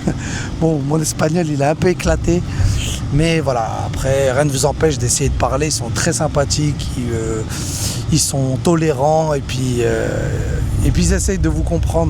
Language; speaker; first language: French; native; French